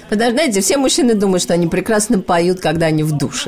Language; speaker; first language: Russian; native; Russian